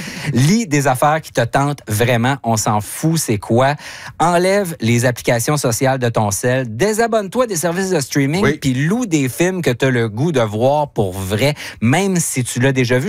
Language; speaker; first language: French; native; French